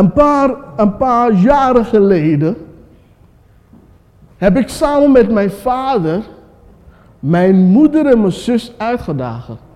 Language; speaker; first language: Dutch; non-native, fluent; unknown